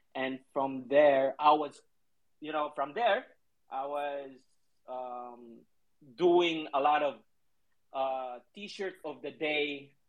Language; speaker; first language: English; non-native, local second language; Cebuano